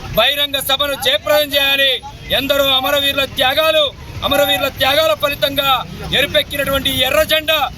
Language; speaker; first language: Telugu; native; Telugu